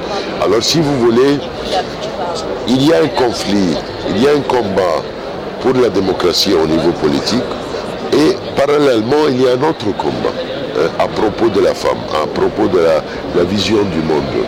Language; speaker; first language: French; non-native, fluent; Arabic